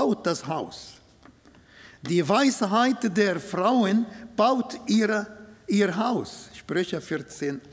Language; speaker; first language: German; non-native, fluent; Arabic